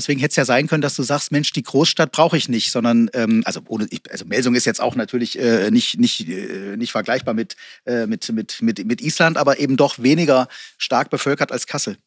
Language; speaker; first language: German; native; German